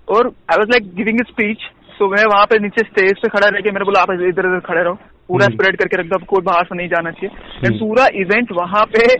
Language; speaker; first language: Hindi; non-native, local second language; Gujarati